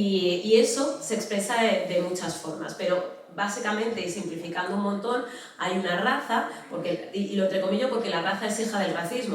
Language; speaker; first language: Spanish; native; Spanish